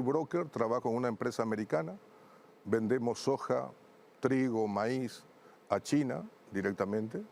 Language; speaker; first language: Spanish; native; Spanish